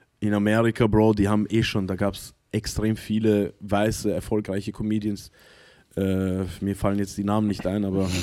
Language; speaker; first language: German; early bilingual, other home language; Arabic